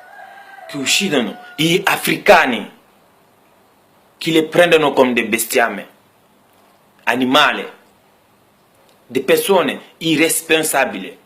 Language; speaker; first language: Italian; non-native, learner; Bambara